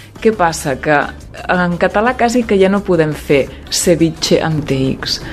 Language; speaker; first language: Catalan; native; Catalan